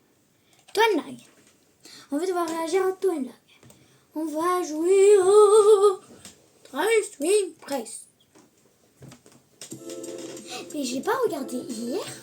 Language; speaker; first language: French; native; French